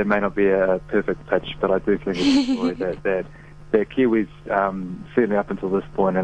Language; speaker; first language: English; native; English